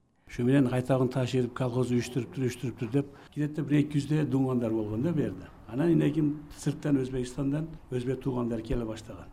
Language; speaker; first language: Kyrgyz; non-native, local second language; Uzbek